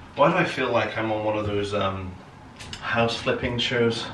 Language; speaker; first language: English; native; English